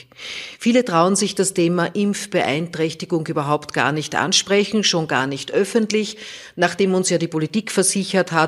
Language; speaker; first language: German; native; German